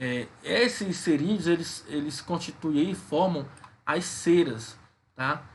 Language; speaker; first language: Portuguese; native; Portuguese